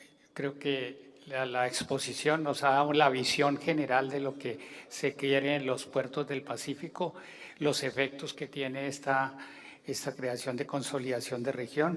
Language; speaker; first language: Spanish; native; Spanish